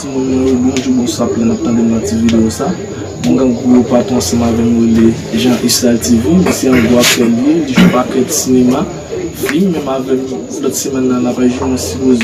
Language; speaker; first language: French; non-native, learner; Haitian Creole